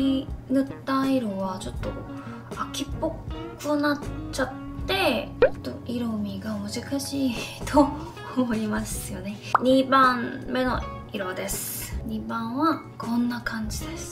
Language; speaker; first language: Japanese; non-native, fluent; Korean